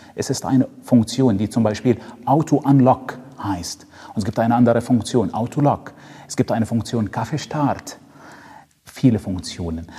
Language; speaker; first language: German; non-native, fluent; Arabic